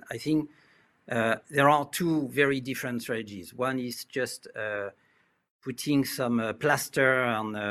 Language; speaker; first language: English; non-native, fluent; French